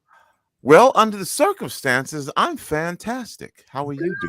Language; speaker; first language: English; native; English